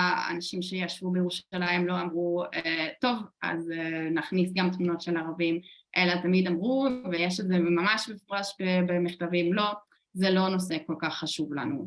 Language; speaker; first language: Hebrew; non-native, fluent; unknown